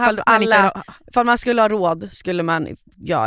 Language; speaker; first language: Swedish; native; Swedish